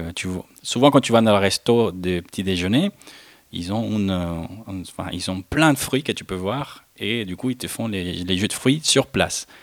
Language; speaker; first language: French; non-native, fluent; Spanish